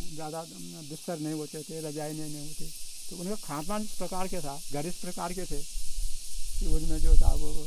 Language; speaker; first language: Hindi; native; Hindi